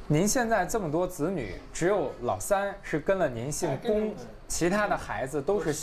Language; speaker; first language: Chinese; native; Chinese